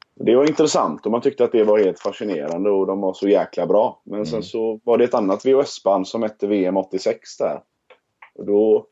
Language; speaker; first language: Swedish; native; Swedish